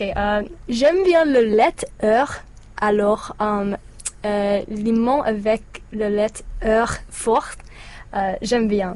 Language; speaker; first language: French; non-native, learner; English